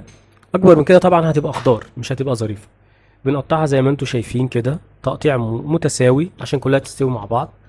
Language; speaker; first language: Arabic; native; Arabic